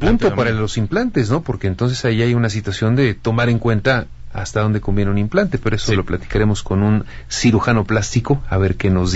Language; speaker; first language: Spanish; native; Spanish